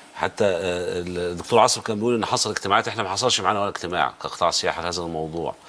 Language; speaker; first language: Arabic; native; Arabic